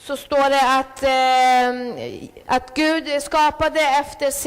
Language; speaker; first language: Swedish; early bilingual, other home language; Spanish